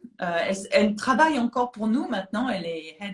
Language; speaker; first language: French; native; French